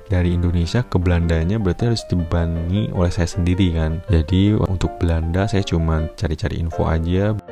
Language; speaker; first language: Indonesian; native; Indonesian